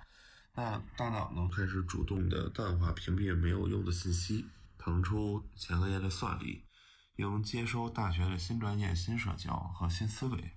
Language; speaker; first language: Chinese; native; Chinese